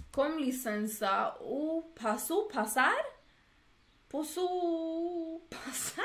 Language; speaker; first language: Portuguese; non-native, learner; English